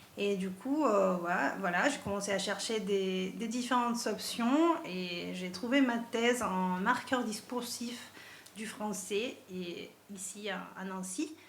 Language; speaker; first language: French; non-native, fluent; Spanish